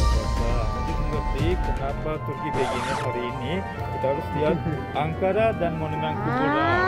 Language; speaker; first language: Indonesian; non-native, fluent; Turkish